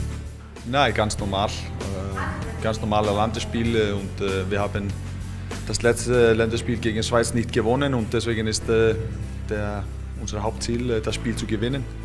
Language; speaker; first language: German; non-native, fluent; Icelandic